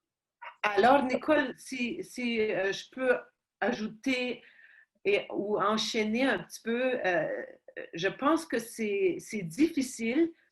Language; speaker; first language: French; non-native, fluent; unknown